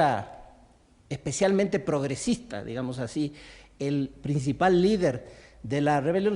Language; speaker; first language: Spanish; native; Spanish